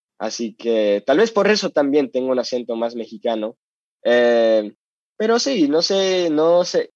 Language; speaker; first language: Spanish; non-native, fluent; English